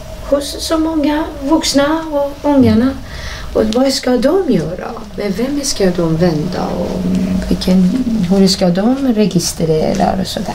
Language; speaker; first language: Swedish; non-native, fluent; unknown